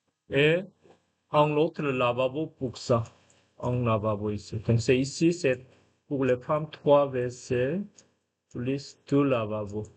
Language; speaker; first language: French; non-native, fluent; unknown